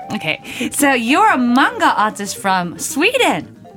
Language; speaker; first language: English; non-native, fluent; Japanese